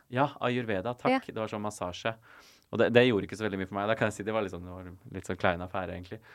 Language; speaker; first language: Norwegian; native; Norwegian